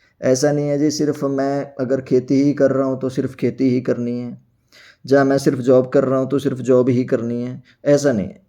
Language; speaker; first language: Hindi; non-native, local second language; Punjabi